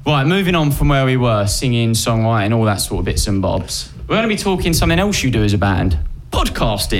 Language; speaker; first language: English; native; English